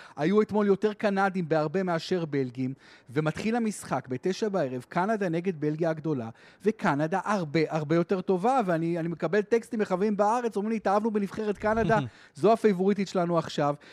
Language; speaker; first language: Hebrew; native; Hebrew